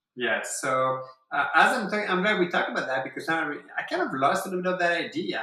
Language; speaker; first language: English; non-native, fluent; French